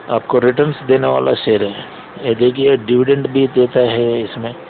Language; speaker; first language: Hindi; non-native, local second language; Telugu